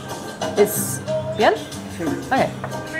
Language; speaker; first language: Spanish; non-native, learner; English